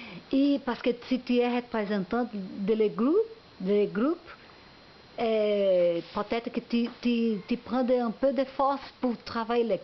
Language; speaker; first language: French; non-native, learner; Portuguese